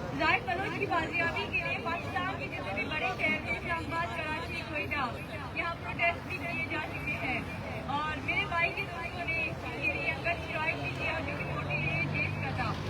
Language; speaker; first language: Urdu; non-native, local second language; Baluchi